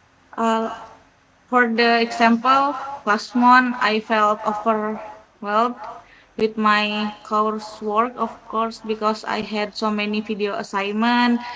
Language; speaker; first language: English; non-native, learner; Indonesian